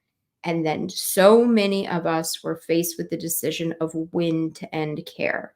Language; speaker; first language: English; native; English